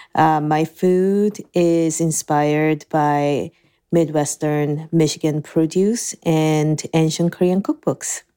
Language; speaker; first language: English; non-native, fluent; Korean